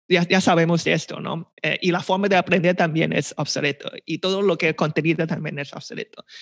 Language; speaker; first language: Spanish; non-native, fluent; Chinese